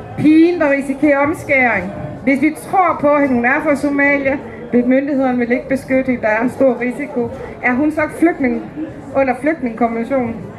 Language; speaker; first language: Danish; native; Danish